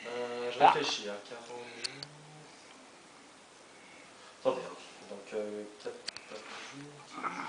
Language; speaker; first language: French; native; French